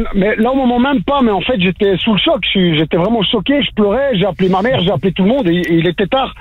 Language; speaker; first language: French; native; French